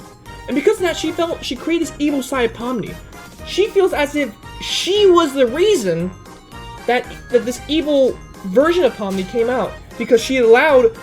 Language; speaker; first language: English; native; English